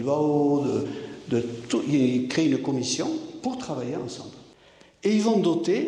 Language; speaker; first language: French; native; French